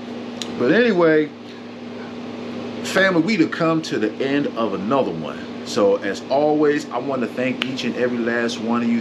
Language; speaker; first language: English; native; English